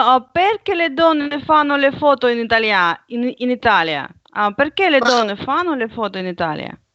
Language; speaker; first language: Italian; non-native, learner; Russian